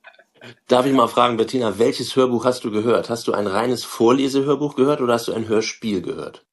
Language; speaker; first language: German; native; German